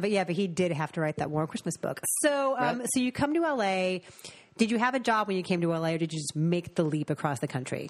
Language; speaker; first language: English; native; English